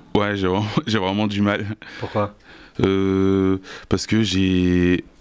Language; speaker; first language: French; native; French